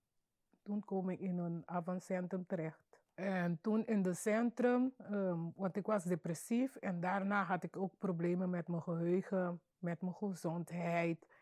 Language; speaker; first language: Dutch; non-native, local second language; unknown